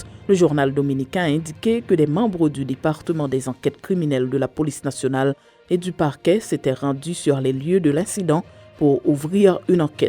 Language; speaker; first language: French; non-native, local second language; Haitian Creole